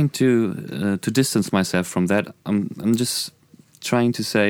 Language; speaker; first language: English; non-native, fluent; German